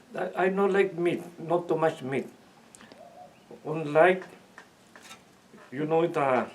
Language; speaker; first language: English; non-native, learner; Spanish